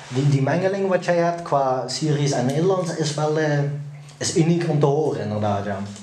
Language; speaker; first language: Dutch; native; Dutch